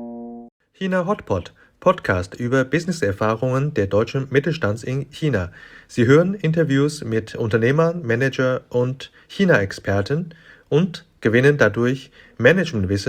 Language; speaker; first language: German; non-native, fluent; Chinese